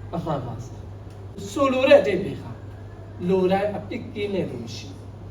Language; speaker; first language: Burmese; non-native, local second language; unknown